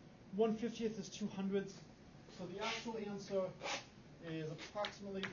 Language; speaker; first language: English; native; English